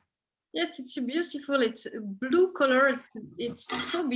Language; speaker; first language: English; non-native, learner; French